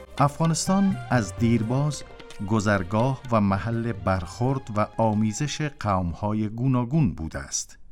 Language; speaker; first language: Persian; native; Persian